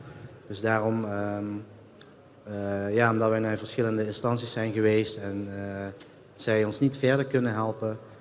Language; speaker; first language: Dutch; early bilingual, other home language; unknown